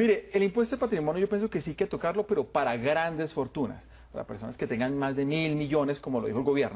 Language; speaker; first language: Spanish; native; Spanish